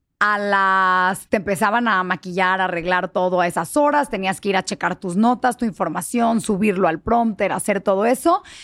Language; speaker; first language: Spanish; early bilingual, heritage; Spanish